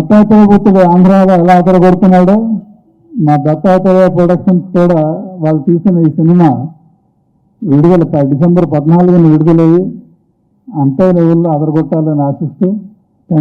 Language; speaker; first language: Telugu; native; Telugu